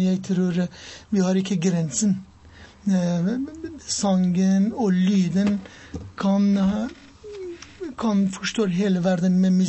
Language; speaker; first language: Norwegian; non-native, learner; Persian